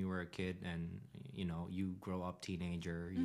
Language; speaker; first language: English; non-native, local second language; Filipino